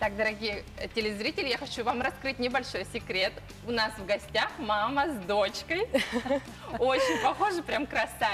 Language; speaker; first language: Russian; native; Russian